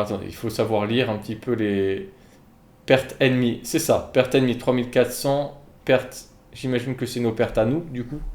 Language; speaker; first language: French; native; French